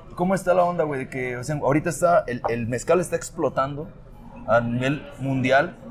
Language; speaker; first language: Spanish; native; Spanish